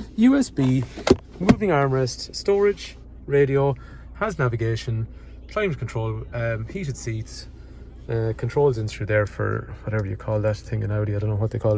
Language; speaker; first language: English; native; English